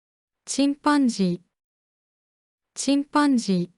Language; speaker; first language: Japanese; native; Japanese